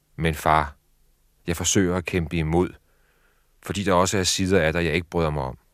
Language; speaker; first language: Danish; native; Danish